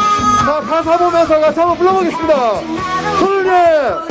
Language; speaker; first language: Korean; native; Korean